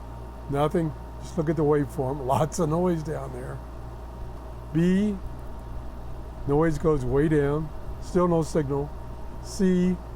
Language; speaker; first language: English; native; English